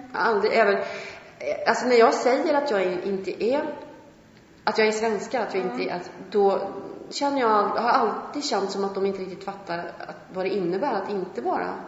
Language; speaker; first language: Swedish; native; Swedish